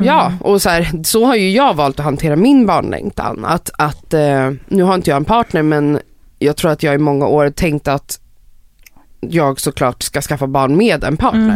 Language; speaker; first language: Swedish; native; Swedish